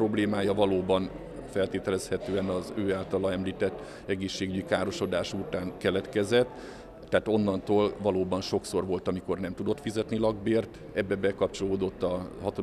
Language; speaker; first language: Hungarian; native; Hungarian